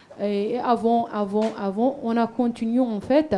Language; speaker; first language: French; non-native, fluent; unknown